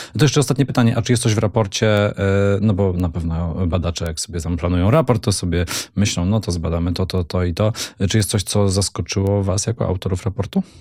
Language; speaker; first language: Polish; native; Polish